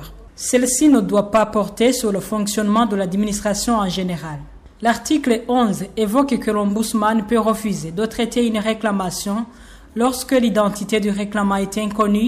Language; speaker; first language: French; non-native, local second language; Rundi